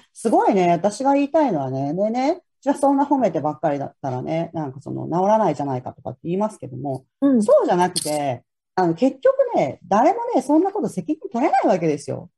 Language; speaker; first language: Japanese; native; Japanese